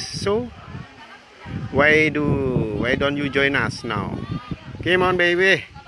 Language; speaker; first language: English; non-native, learner; Indonesian